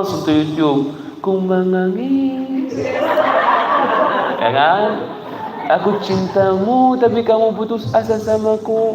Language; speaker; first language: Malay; non-native, fluent; Arabic